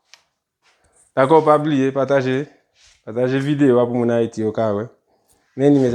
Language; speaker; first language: French; non-native, learner; Haitian Creole